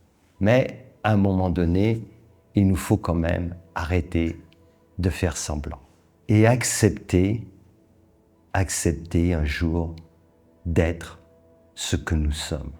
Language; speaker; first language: French; native; French